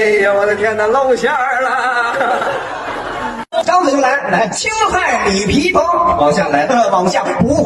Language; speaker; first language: Chinese; native; Chinese